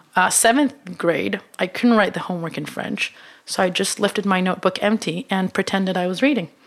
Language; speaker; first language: English; non-native, fluent; Hebrew